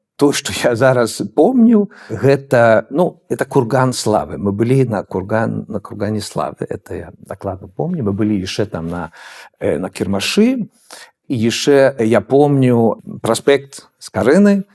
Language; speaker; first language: Belarusian; non-native, learner; Swedish